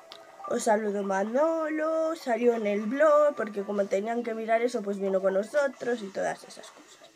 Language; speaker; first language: Spanish; native; Spanish